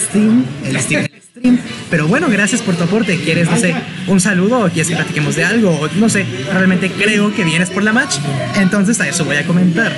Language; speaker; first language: Spanish; native; Spanish